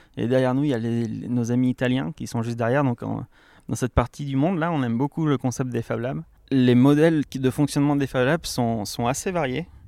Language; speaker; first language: French; native; French